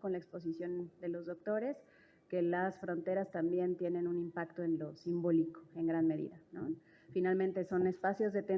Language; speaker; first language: Spanish; native; Spanish